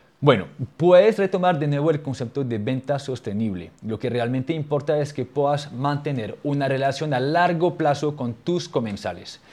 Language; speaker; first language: Spanish; non-native, fluent; French